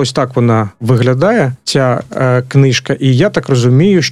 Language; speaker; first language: Ukrainian; native; Ukrainian